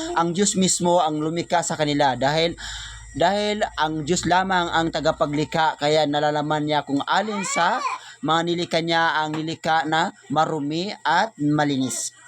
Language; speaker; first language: Filipino; non-native, local second language; Maranao